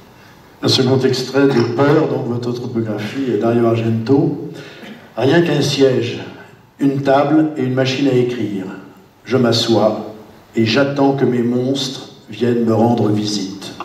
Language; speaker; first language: French; native; French